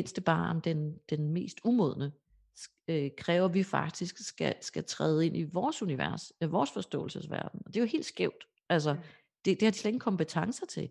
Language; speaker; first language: Danish; native; Danish